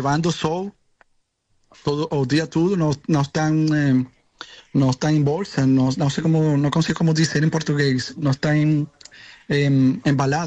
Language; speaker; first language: Portuguese; non-native, learner; Spanish